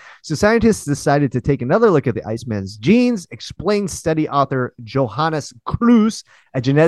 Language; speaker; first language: English; native; English